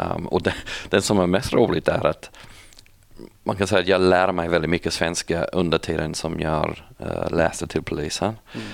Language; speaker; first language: Swedish; non-native, fluent; English